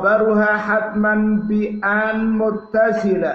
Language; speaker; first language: Arabic; non-native, fluent; Indonesian